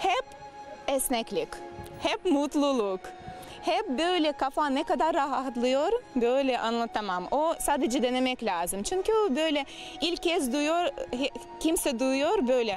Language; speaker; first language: Turkish; non-native, fluent; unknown